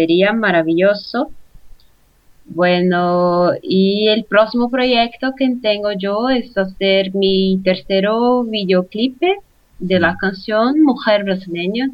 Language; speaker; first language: Spanish; non-native, fluent; Portuguese